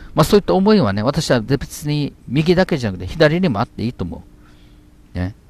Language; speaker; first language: Japanese; native; Japanese